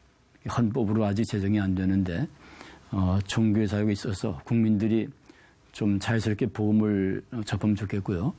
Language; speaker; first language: Korean; native; Korean